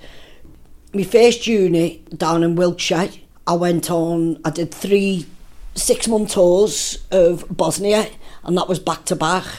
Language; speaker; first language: English; native; English